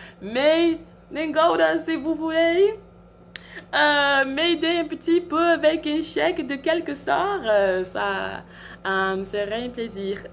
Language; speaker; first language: French; non-native, fluent; English